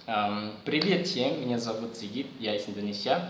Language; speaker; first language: Russian; non-native, learner; Indonesian